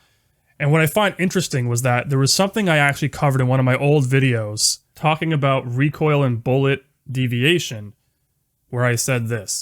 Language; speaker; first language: English; native; English